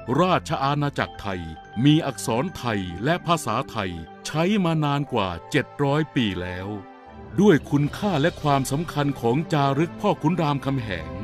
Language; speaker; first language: Thai; native; Thai